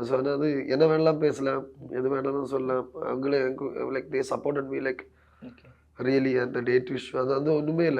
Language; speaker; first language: Tamil; non-native, learner; Malayalam